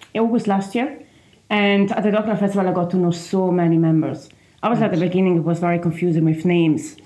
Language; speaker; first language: English; non-native, fluent; Italian